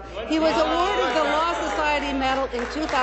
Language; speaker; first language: English; native; English